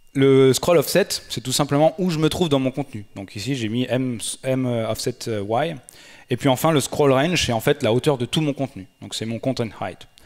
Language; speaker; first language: French; native; French